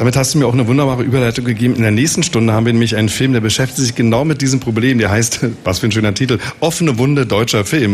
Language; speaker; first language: German; native; German